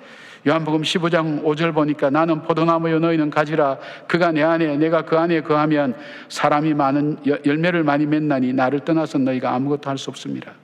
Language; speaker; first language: Korean; native; Korean